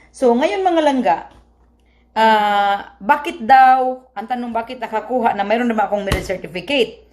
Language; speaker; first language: Filipino; non-native, local second language; Cebuano